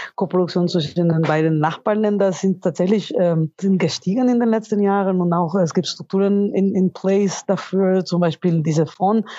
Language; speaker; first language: German; non-native, fluent; Spanish